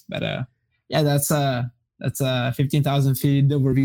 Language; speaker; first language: English; non-native, fluent; Portuguese